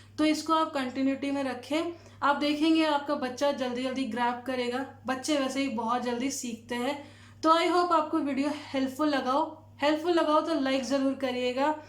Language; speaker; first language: Hindi; native; Hindi